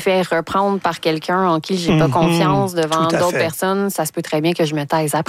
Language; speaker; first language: French; native; French